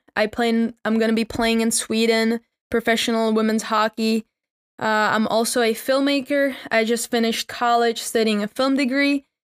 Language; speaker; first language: English; non-native, fluent; Czech